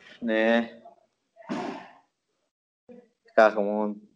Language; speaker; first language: Dutch; non-native, learner; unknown